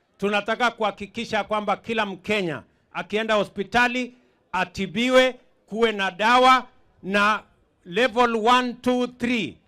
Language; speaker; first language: Swahili; non-native, local second language; Kalenjin